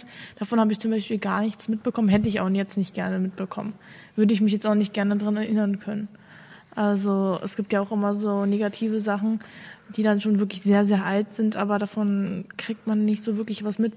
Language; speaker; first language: German; native; German